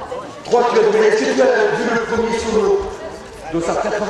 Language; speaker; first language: French; native; French